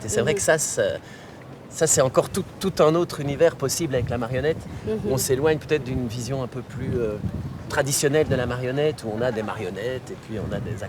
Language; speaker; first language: French; native; French